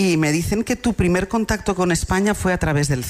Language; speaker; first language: Spanish; native; Spanish